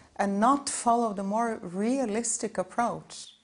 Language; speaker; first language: English; non-native, fluent; Norwegian